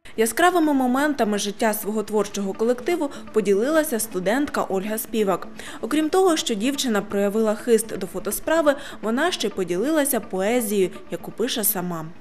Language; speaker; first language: Ukrainian; native; Ukrainian